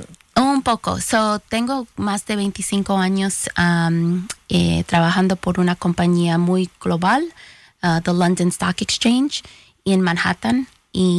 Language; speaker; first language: Spanish; early bilingual, heritage; Spanish